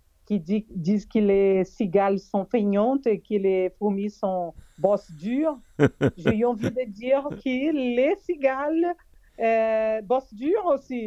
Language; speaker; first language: French; non-native, fluent; Portuguese